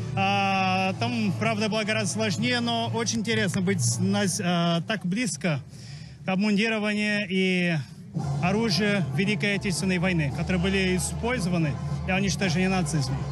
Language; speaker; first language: Russian; non-native, fluent; Portuguese